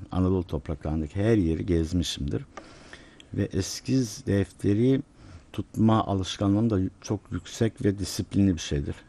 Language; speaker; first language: Turkish; native; Turkish